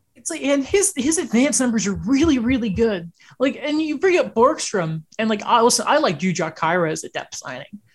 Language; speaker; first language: English; native; English